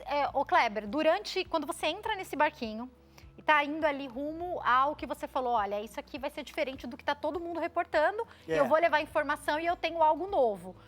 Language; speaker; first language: Portuguese; native; Portuguese